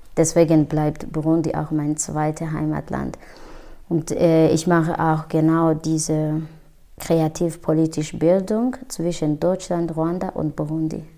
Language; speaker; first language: German; non-native, fluent; Kinyarwanda